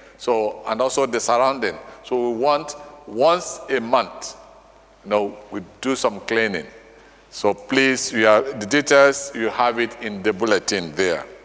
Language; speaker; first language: English; non-native, local second language; Igbo